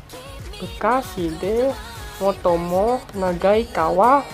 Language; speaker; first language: Japanese; non-native, learner; Indonesian